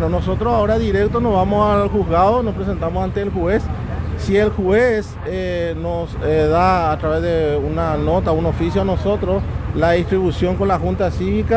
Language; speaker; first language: Spanish; native; Spanish